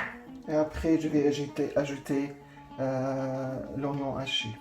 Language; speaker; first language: French; non-native, fluent; Arabic